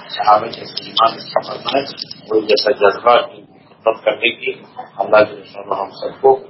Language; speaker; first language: Urdu; non-native, local second language; Pashto